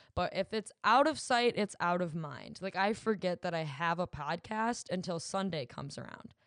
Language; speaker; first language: English; native; English